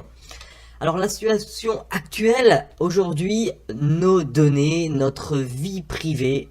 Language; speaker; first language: French; native; French